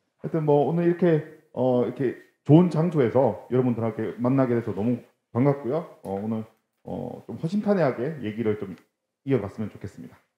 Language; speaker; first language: Korean; native; Korean